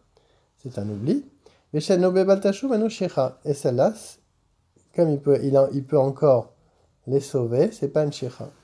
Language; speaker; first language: French; native; French